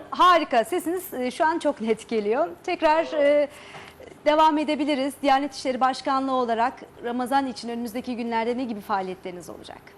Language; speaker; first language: Turkish; native; Turkish